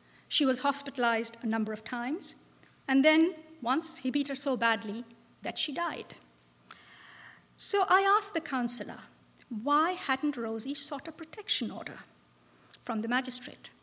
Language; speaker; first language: English; non-native, local second language; Bangla